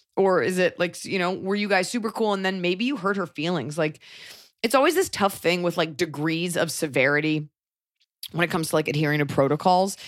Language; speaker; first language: English; native; English